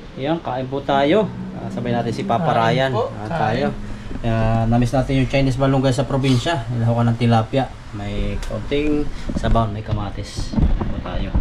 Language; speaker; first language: Filipino; native; Filipino